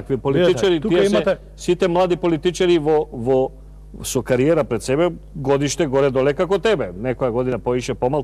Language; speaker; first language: Macedonian; native; Macedonian